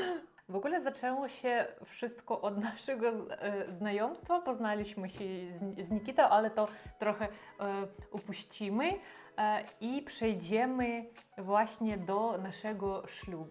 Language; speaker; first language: Polish; non-native, learner; Russian